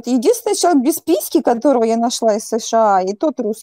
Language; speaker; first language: Russian; native; Russian